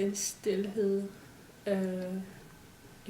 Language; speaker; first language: Danish; non-native, local second language; Kalaallisut